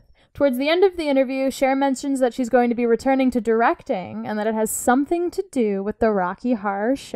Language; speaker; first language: English; native; English